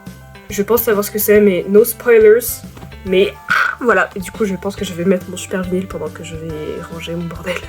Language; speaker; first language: French; native; French